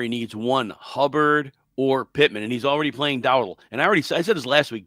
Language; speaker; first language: English; native; English